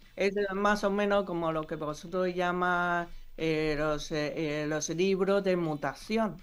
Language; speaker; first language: Spanish; non-native, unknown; Chinese